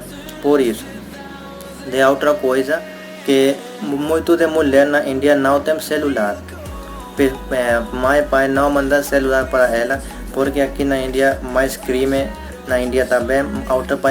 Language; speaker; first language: Portuguese; non-native, learner; Hindi